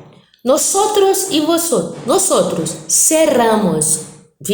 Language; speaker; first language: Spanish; non-native, fluent; Portuguese